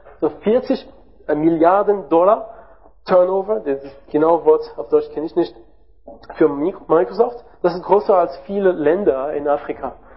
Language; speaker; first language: German; non-native, learner; French